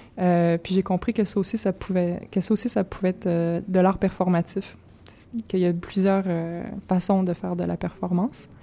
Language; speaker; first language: French; native; French